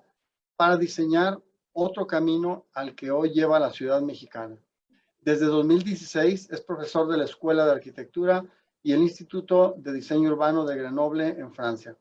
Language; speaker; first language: Spanish; native; Spanish